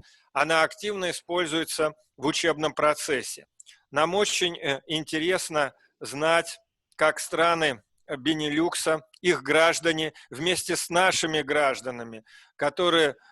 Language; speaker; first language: Russian; native; Russian